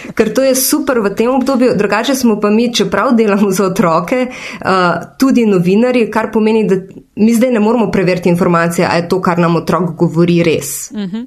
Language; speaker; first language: Slovenian; native; Slovenian